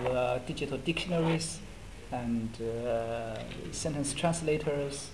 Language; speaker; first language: English; non-native, fluent; Chinese